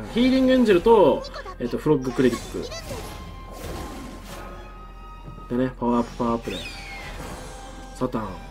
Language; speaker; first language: Japanese; native; Japanese